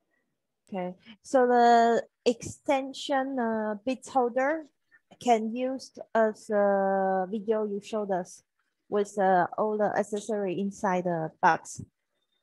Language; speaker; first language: English; non-native, fluent; French